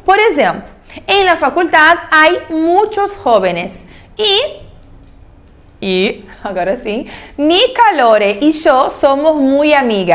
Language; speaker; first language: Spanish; non-native, fluent; Portuguese